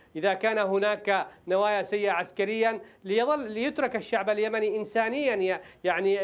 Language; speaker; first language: Arabic; native; Arabic